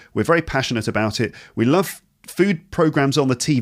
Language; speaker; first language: English; native; English